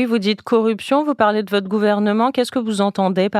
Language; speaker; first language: French; native; French